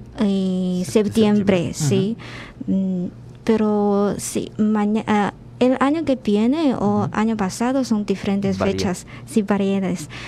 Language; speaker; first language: Spanish; non-native, learner; Chinese